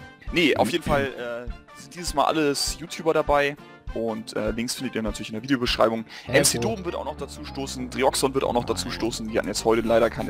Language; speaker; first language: German; native; German